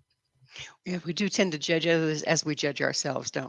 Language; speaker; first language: English; native; English